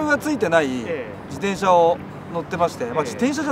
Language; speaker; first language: Japanese; native; Japanese